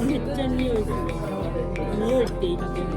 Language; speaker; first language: Japanese; native; Japanese